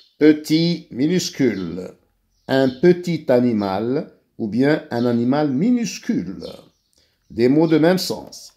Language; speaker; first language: French; non-native, local second language; Arabic